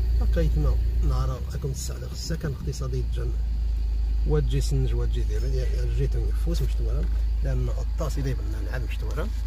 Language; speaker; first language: Arabic; native; Arabic